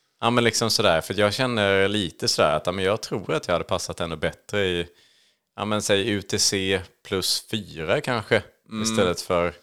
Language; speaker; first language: Swedish; native; Swedish